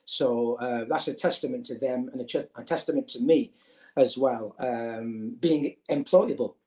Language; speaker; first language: English; native; English